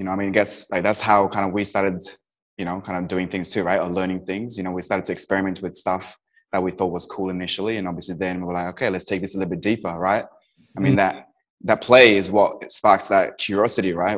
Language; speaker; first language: English; non-native, local second language; Nepali